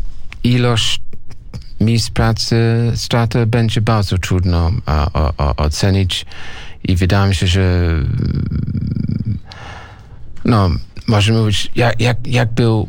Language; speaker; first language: Polish; non-native, fluent; English